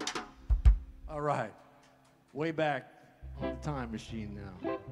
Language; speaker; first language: English; native; English